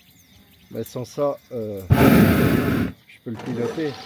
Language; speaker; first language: French; native; French